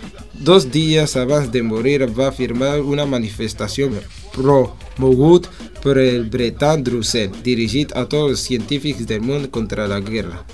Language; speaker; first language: Catalan; non-native, learner; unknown